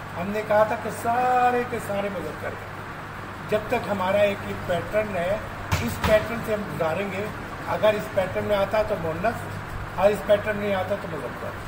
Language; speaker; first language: Urdu; native; Urdu